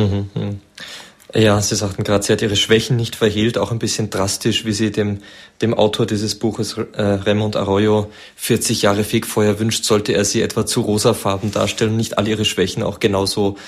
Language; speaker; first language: German; native; German